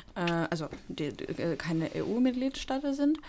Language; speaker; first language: German; non-native, fluent; Ukrainian